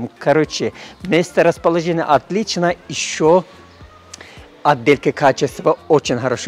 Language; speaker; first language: Russian; non-native, learner; Turkish